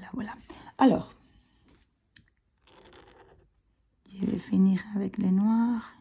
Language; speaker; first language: French; non-native, fluent; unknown